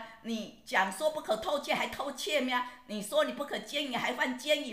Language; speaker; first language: Chinese; native; Chinese